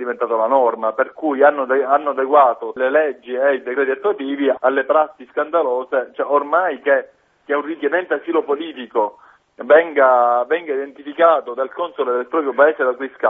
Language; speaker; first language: Italian; native; Italian